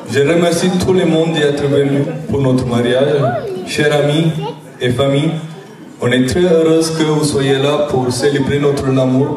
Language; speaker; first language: French; non-native, fluent; Tamil